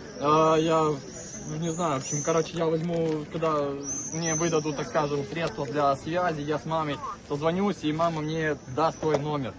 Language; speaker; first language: Russian; native; Russian